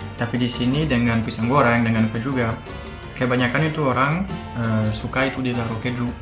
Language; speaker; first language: Indonesian; non-native, fluent; French